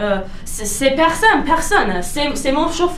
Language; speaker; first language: French; non-native, learner; English